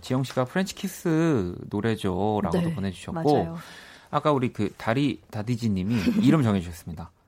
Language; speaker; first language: Korean; native; Korean